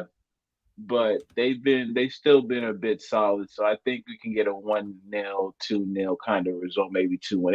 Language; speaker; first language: English; native; English